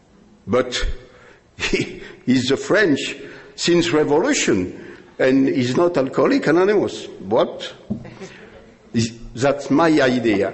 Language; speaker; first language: English; non-native, learner; French